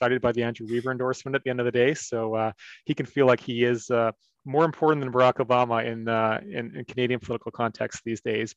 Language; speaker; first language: English; native; English